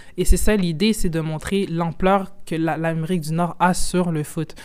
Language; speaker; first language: French; native; French